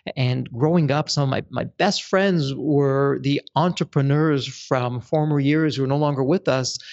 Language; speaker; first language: English; native; English